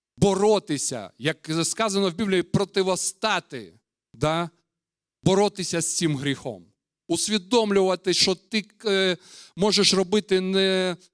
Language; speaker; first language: Ukrainian; non-native, local second language; Russian